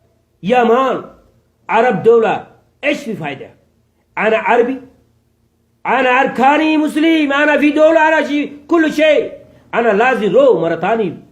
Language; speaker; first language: Arabic; non-native, local second language; Rohingya